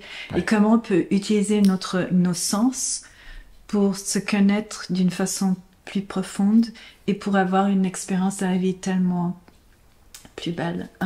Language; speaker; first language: French; non-native, fluent; English